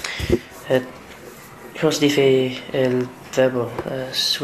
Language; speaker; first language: Spanish; non-native, learner; English